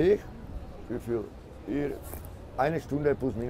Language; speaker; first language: German; non-native, learner; Czech